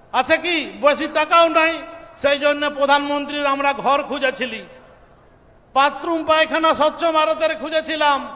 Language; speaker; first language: Bangla; native; Bangla